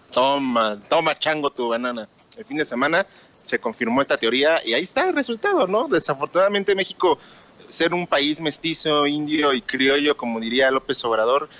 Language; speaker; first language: Spanish; native; Spanish